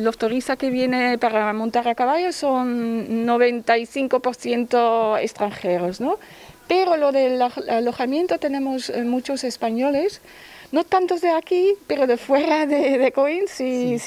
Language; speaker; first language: Spanish; non-native, fluent; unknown